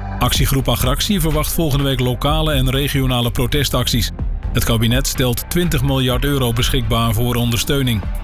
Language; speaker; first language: Dutch; native; Dutch